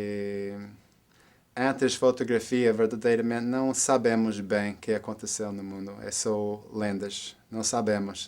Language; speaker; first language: Portuguese; non-native, fluent; English